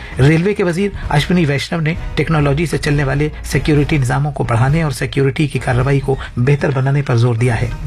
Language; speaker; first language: Urdu; native; Urdu